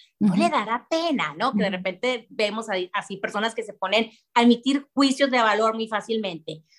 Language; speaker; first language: Spanish; native; Spanish